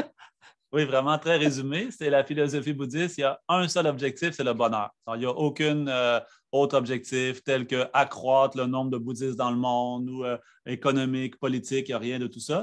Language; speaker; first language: French; native; French